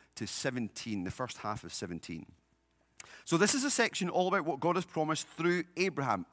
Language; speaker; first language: English; native; English